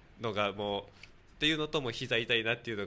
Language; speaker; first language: Japanese; native; Japanese